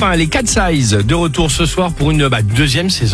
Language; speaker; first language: French; native; French